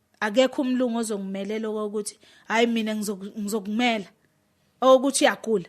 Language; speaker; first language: Zulu; native; Zulu